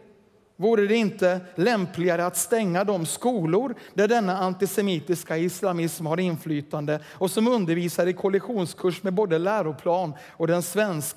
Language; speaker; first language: Swedish; native; Swedish